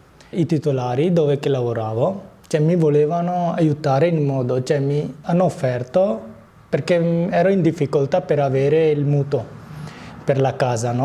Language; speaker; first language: Italian; early bilingual, other home language; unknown